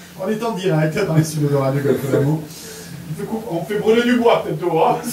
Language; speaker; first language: French; native; French